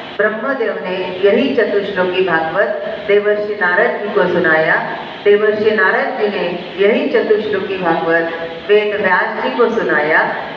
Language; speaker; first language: Hindi; non-native, local second language; Marathi